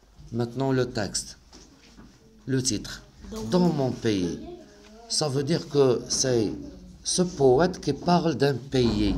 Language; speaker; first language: French; non-native, local second language; Arabic